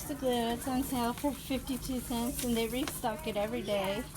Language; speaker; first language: English; native; English